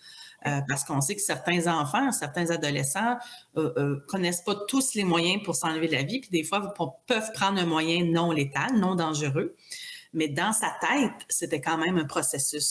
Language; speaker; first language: French; native; French